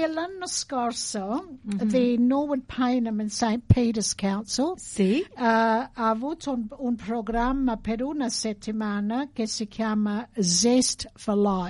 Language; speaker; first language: Italian; early bilingual, heritage; English